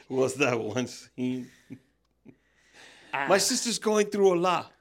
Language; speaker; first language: English; early bilingual, other home language; Spanish